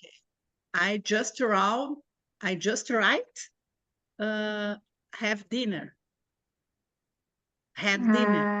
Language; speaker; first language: English; non-native, learner; Portuguese